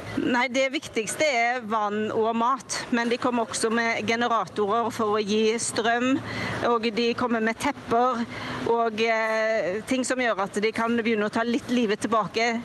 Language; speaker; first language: Norwegian; native; Norwegian